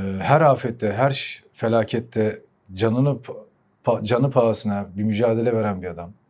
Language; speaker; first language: Turkish; early bilingual, heritage; Turkish